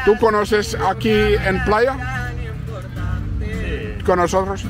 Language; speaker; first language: Spanish; non-native, learner; Finnish